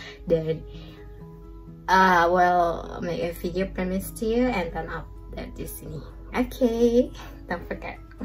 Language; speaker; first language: English; non-native, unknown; Indonesian